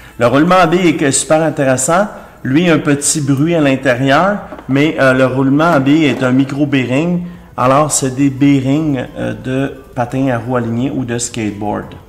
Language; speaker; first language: French; native; French